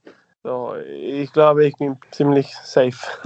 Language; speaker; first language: German; non-native, fluent; Spanish